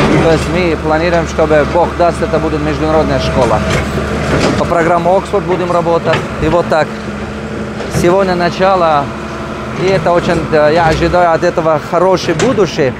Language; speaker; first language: Russian; non-native, local second language; Tajik